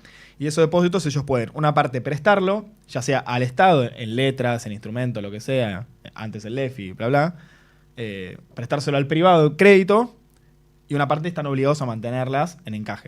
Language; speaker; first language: Spanish; native; Spanish